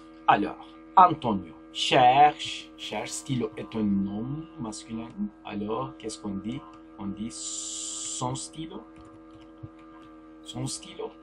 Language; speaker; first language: French; non-native, fluent; Turkish